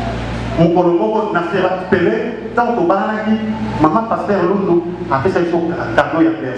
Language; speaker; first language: French; non-native, local second language; Lingala